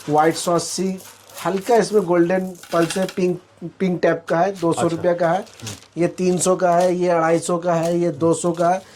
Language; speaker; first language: Hindi; non-native, local second language; Bangla